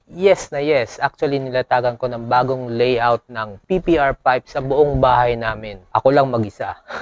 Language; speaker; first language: Filipino; native; Filipino